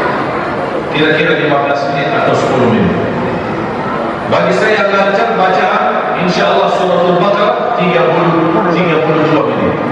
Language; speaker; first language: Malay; non-native, fluent; Arabic